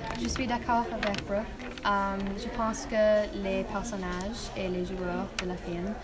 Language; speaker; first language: French; non-native, learner; English